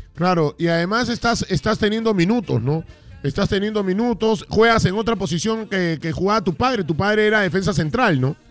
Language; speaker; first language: Spanish; native; Spanish